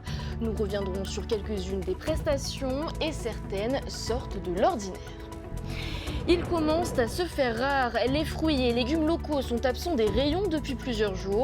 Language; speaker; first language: French; native; French